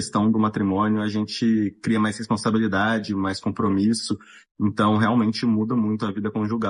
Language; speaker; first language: Portuguese; native; Portuguese